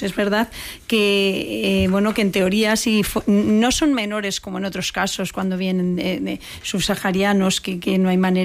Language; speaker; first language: Spanish; native; Spanish